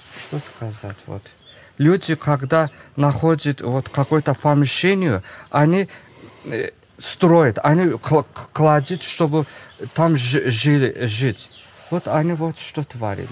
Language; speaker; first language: Russian; non-native, local second language; Azerbaijani